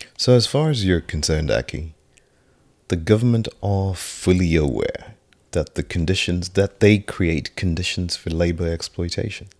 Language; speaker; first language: English; native; English